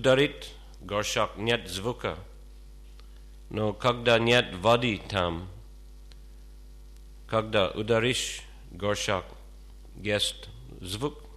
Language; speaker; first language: Russian; non-native, fluent; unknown